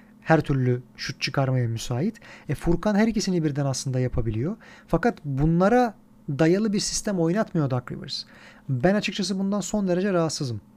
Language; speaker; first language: Turkish; native; Turkish